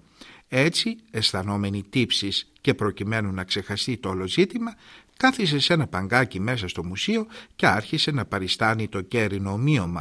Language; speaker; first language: Greek; native; Greek